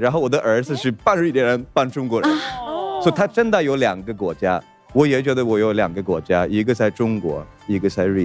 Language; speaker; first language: Chinese; non-native, fluent; Swedish